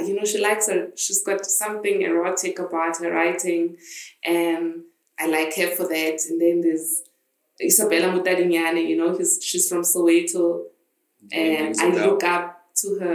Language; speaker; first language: English; non-native, local second language; Zulu